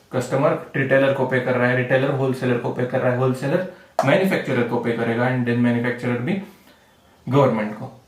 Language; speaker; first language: Hindi; non-native, local second language; Marathi